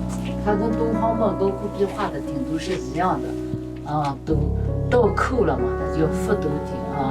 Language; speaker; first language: Chinese; native; Chinese